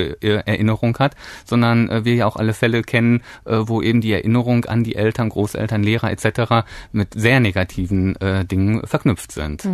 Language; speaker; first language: German; native; German